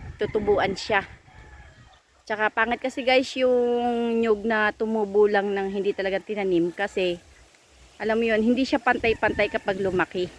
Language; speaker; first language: Filipino; non-native, local second language; Bikol